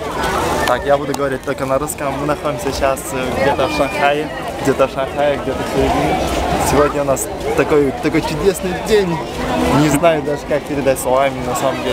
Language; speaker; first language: Russian; non-native, local second language; Kyrgyz